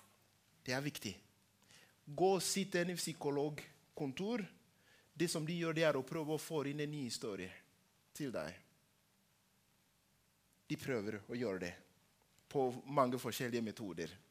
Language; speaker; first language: Norwegian; non-native, fluent; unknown